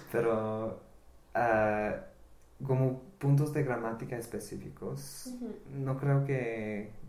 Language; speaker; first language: Spanish; non-native, fluent; English